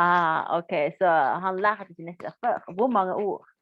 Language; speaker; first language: Norwegian; non-native, fluent; Chinese